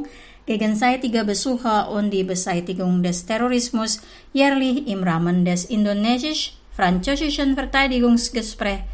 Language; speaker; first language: German; non-native, fluent; Indonesian